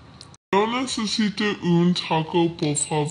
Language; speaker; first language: Spanish; non-native, learner; English